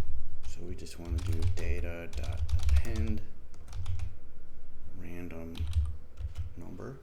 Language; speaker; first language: English; native; English